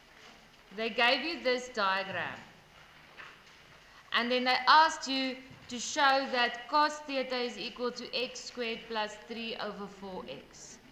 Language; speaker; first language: English; non-native, local second language; Afrikaans